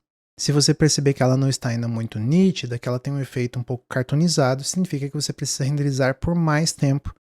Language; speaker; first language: Portuguese; native; Portuguese